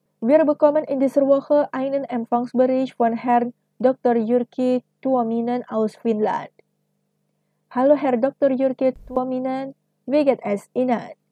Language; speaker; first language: German; non-native, fluent; Indonesian